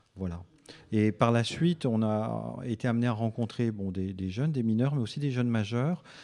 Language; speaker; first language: French; native; French